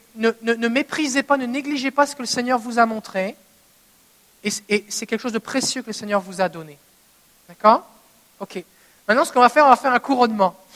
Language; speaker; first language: French; native; French